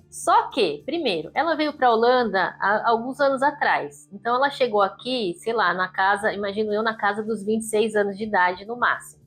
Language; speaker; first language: Portuguese; native; Portuguese